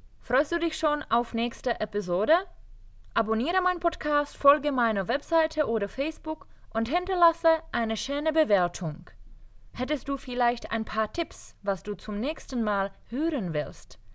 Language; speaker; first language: German; non-native, fluent; Czech